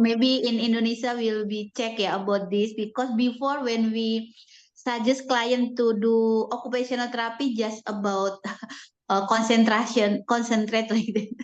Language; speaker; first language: English; non-native, learner; Indonesian